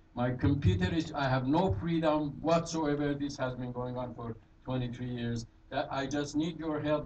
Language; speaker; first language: English; non-native, fluent; Persian